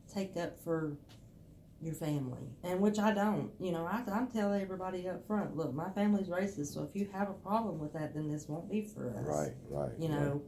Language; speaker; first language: English; native; English